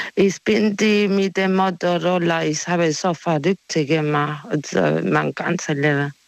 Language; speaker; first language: German; non-native, fluent; Spanish